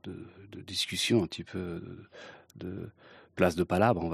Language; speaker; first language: French; early bilingual, other home language; Kabyle